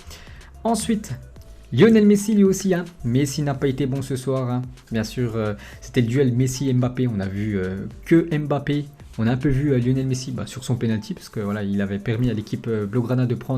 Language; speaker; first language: French; native; French